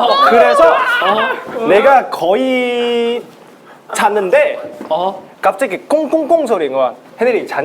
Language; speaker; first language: Korean; non-native, local second language; Chinese